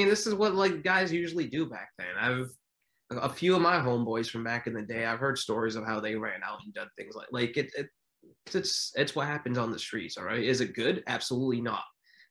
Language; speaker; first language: English; native; English